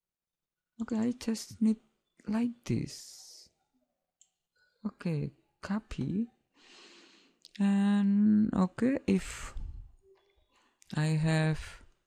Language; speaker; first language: English; non-native, learner; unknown